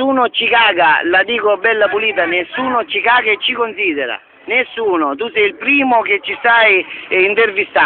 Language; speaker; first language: Italian; native; Italian